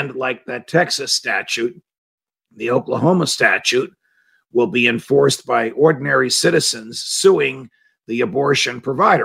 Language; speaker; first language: English; native; English